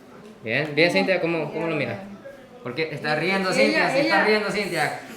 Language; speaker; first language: Spanish; non-native, fluent; Japanese